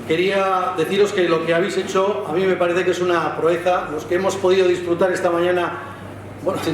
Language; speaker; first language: Spanish; native; Spanish